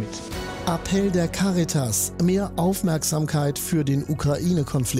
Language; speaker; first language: German; native; German